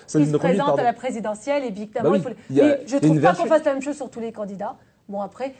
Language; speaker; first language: French; native; French